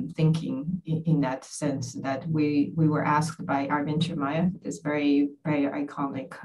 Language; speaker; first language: English; non-native, fluent; Chinese